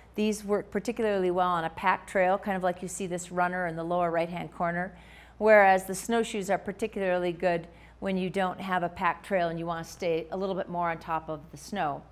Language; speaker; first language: English; native; English